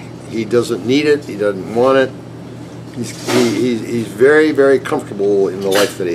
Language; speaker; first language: English; native; English